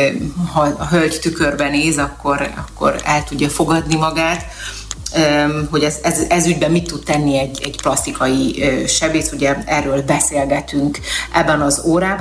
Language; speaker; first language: Hungarian; native; Hungarian